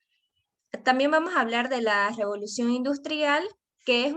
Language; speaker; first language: Spanish; native; Spanish